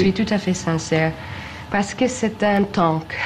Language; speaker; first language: French; non-native, fluent; English